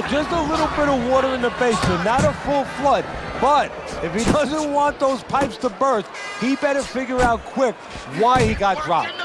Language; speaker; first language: English; native; English